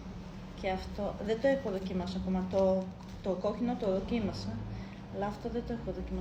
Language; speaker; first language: Greek; non-native, fluent; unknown